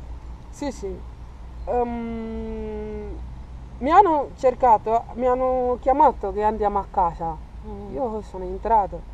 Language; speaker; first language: Italian; non-native, fluent; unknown